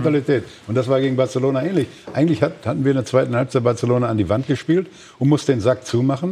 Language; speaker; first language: German; native; German